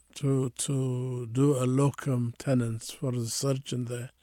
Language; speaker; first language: English; non-native, fluent; Tigrinya